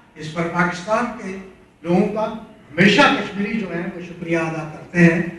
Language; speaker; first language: Urdu; non-native, local second language; Pahari-Potwari